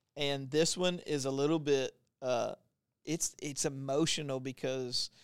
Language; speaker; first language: English; native; English